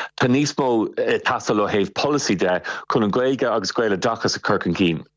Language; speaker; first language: Irish; non-native, local second language; English